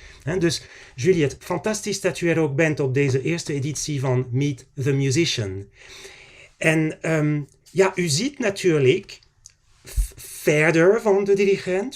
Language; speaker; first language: Dutch; native; Dutch